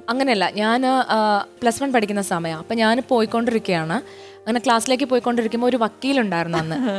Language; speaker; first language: Malayalam; native; Malayalam